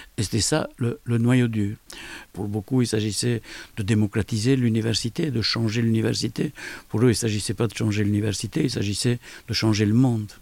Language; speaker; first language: French; native; French